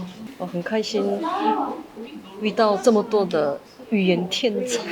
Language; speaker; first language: Chinese; non-native, fluent; Korean